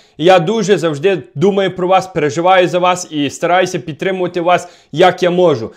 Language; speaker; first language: Ukrainian; non-native, fluent; English